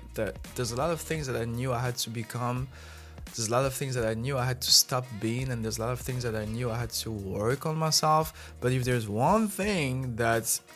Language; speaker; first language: English; non-native, fluent; Malagasy